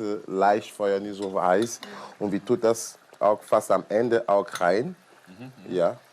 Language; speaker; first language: German; non-native, learner; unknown